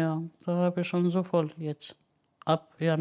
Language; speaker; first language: German; non-native, learner; Polish